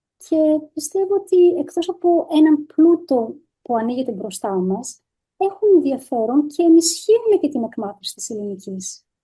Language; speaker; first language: Greek; early bilingual, heritage; Greek